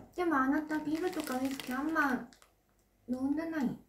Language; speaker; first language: Japanese; non-native, learner; Korean